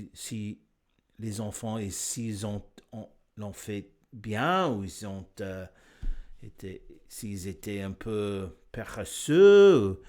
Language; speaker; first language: French; non-native, learner; English